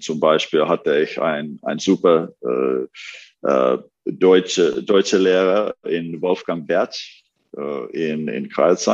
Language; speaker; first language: German; non-native, learner; Finnish